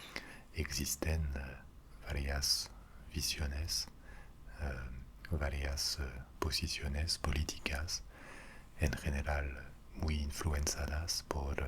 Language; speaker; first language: Spanish; non-native, fluent; French